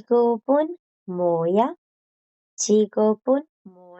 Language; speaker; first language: Korean; non-native, fluent; Spanish